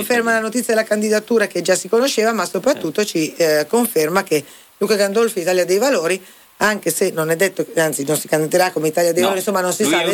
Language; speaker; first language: Italian; native; Italian